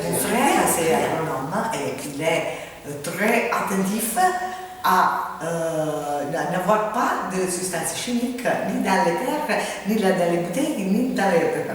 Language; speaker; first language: French; non-native, fluent; Italian